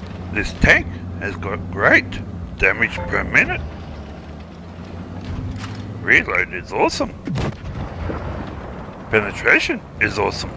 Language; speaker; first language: English; native; English